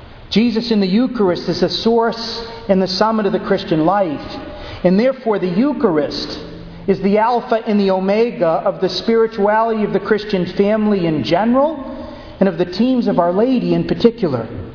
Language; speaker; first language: English; native; English